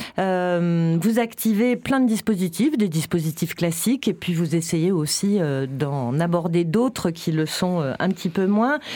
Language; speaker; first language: French; native; French